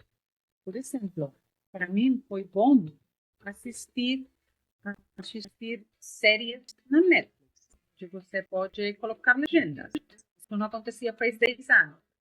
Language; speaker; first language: Portuguese; non-native, learner; Spanish